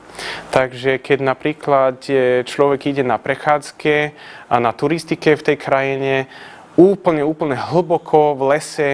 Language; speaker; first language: Slovak; non-native, fluent; Swedish